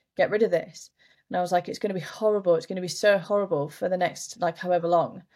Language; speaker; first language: English; native; English